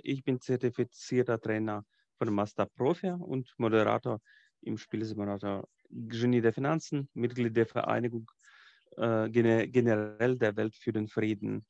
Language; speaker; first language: German; non-native, fluent; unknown